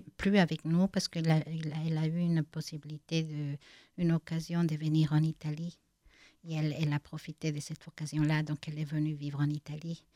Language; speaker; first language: French; non-native, fluent; Spanish